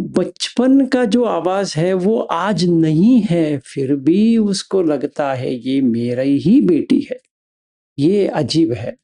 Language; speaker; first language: Hindi; native; Hindi